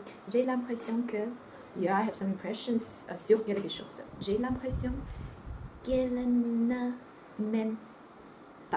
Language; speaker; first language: French; non-native, learner; Chinese